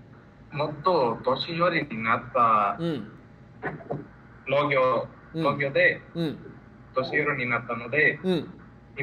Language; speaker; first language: Japanese; non-native, learner; Spanish